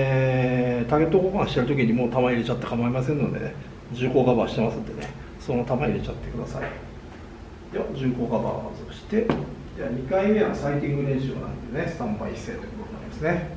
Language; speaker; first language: Japanese; native; Japanese